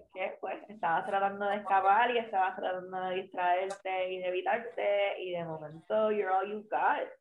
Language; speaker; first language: Spanish; early bilingual, heritage; Spanish